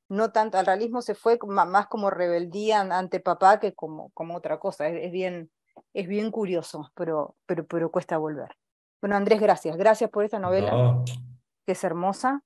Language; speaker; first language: Spanish; native; Spanish